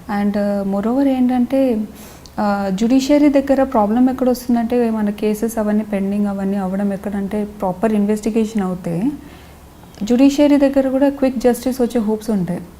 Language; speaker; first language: Telugu; non-native, local second language; Lambadi